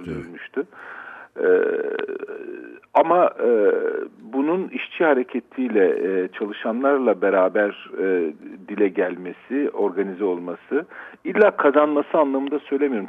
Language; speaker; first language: Turkish; native; Turkish